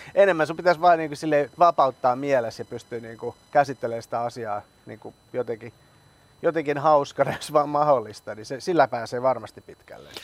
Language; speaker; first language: Finnish; early bilingual, other home language; Persian